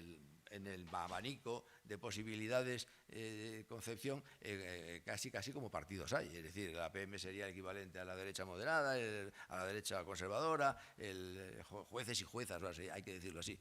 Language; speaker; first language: Spanish; native; Spanish